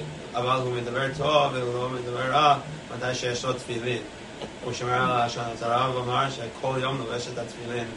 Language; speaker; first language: Hebrew; non-native, learner; English